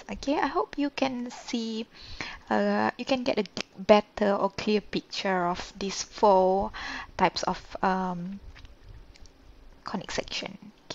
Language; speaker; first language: English; non-native, local second language; Malay